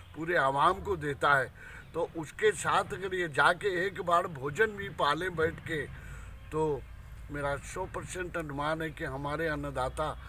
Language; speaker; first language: Hindi; native; Hindi